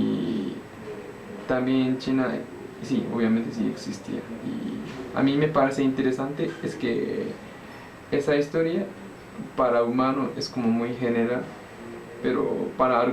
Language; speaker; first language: Spanish; non-native, learner; Japanese